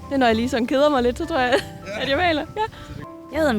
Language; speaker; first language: Danish; native; Danish